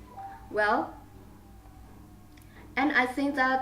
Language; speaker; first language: English; non-native, learner; Vietnamese